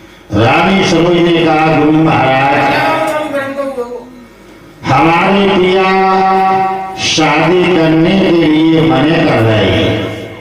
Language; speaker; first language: Hindi; native; Hindi